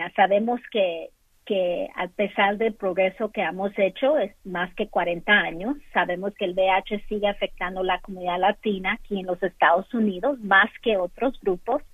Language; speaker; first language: Spanish; early bilingual, other home language; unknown